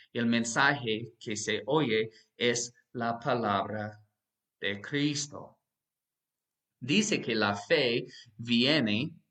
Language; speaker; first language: Spanish; non-native, fluent; English